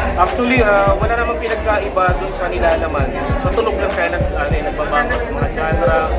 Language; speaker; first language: Filipino; native; Filipino